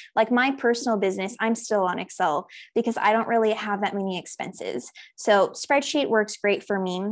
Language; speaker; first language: English; native; English